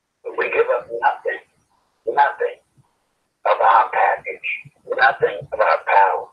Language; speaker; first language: English; native; English